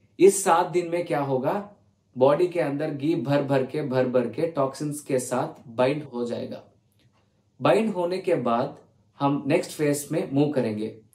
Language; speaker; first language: Hindi; non-native, learner; Tamil